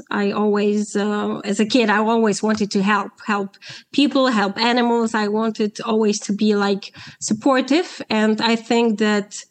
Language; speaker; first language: English; non-native, fluent; Polish